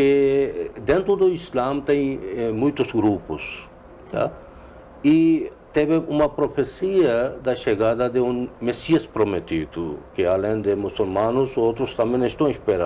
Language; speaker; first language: Portuguese; non-native, learner; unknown